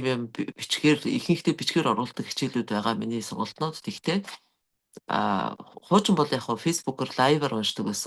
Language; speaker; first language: Mongolian; native; Mongolian